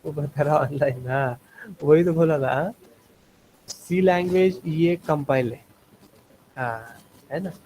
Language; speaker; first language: Hindi; non-native, local second language; Marathi